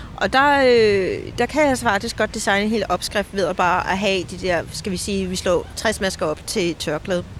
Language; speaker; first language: Danish; native; Danish